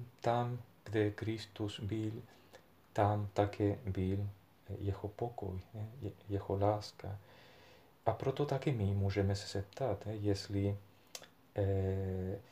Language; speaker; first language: Czech; non-native, fluent; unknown